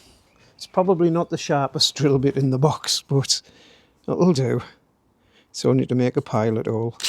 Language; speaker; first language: English; native; English